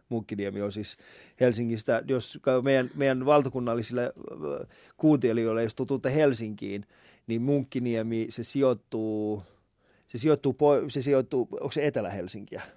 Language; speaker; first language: Finnish; native; Finnish